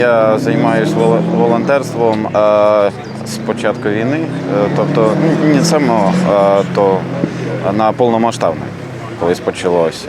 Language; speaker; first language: Ukrainian; non-native, learner; Lithuanian